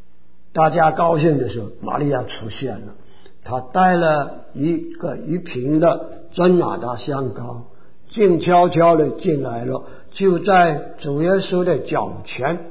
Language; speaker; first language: Chinese; native; Chinese